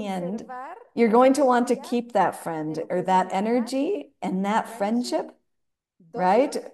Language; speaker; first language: English; non-native, fluent; Spanish